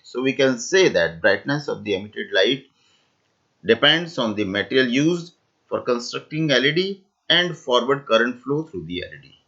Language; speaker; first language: English; non-native, local second language; Hindi